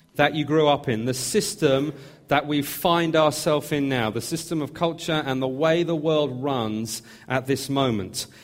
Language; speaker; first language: English; native; English